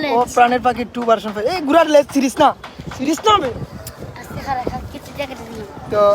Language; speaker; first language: Bangla; native; Bangla